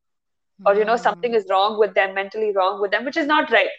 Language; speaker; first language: English; non-native, local second language; Tamil